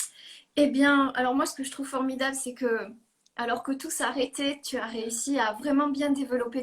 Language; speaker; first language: French; native; French